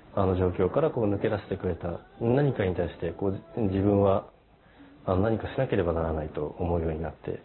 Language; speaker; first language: Japanese; native; Japanese